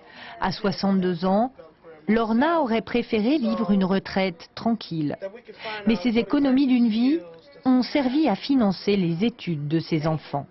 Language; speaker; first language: French; native; French